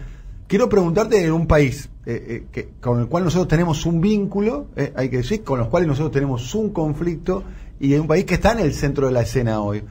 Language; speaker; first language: Spanish; native; Spanish